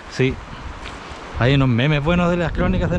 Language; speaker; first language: Spanish; native; Spanish